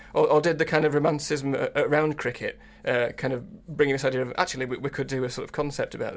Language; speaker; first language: English; native; English